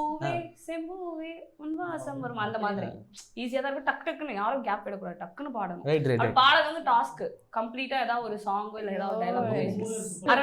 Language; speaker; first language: Tamil; native; Tamil